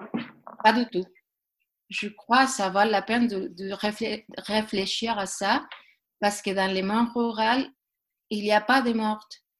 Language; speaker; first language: French; non-native, learner; Spanish